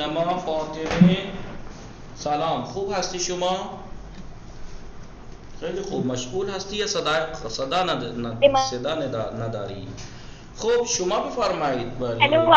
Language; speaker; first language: Persian; non-native, fluent; Urdu